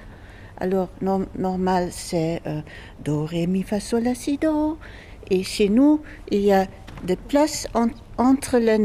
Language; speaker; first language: French; non-native, learner; Dutch